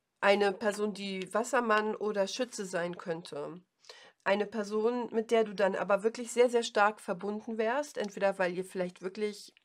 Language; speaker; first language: German; native; German